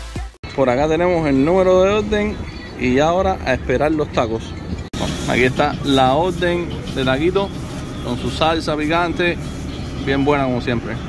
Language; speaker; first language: Spanish; native; Spanish